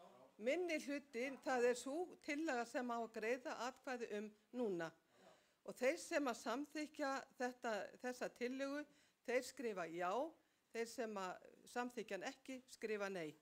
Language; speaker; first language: Icelandic; native; Icelandic